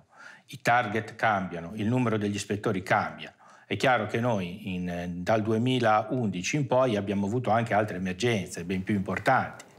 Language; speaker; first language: Italian; native; Italian